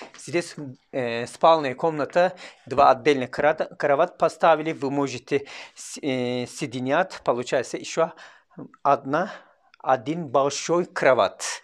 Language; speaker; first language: Russian; non-native, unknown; Turkish